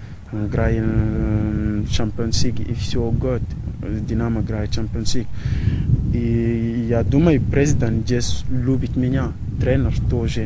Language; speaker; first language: Ukrainian; non-native, learner; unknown